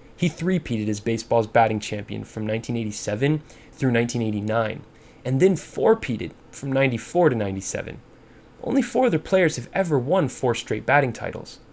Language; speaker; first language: English; native; English